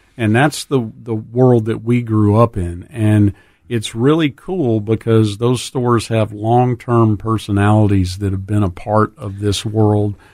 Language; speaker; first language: English; native; English